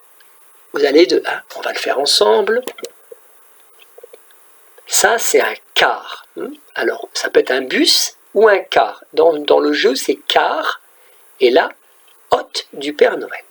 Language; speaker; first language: French; native; French